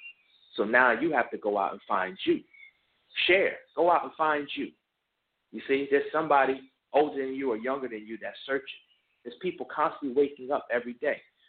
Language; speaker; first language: English; native; English